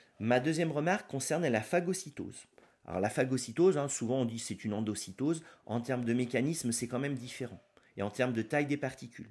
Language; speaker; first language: French; native; French